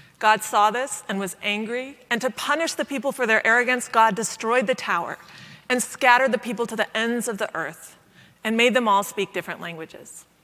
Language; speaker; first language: English; native; English